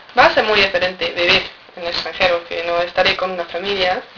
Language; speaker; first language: Spanish; non-native, learner; English